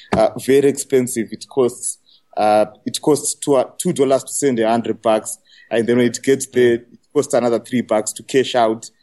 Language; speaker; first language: English; non-native, local second language; Shona